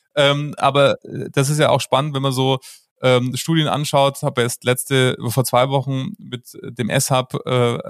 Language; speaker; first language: German; native; German